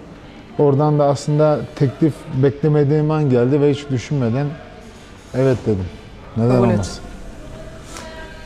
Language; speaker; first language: Turkish; early bilingual, heritage; Turkish